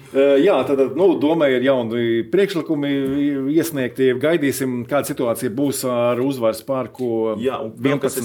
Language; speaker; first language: Latvian; native; Latvian